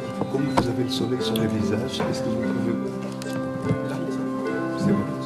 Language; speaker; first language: French; native; French